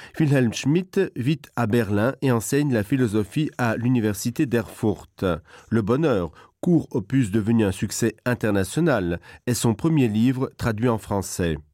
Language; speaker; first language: French; non-native, local second language; Luxembourgish